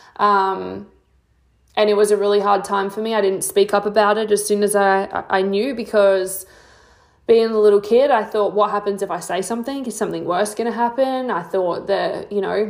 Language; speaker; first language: English; native; English